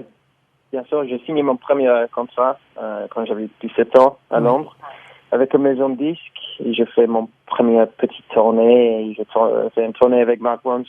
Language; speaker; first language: French; non-native, learner; English